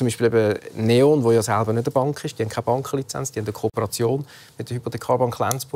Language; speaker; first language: German; native; German